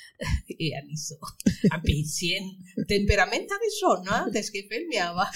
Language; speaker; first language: German; non-native, fluent; Spanish